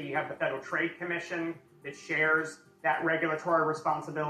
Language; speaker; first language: English; native; English